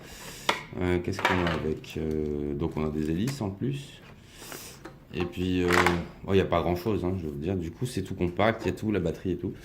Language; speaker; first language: French; native; French